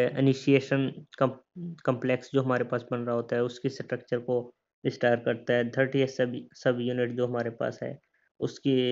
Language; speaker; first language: Hindi; native; Hindi